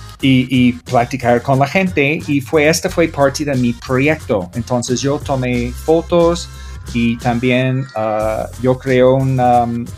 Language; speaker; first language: Spanish; non-native, learner; English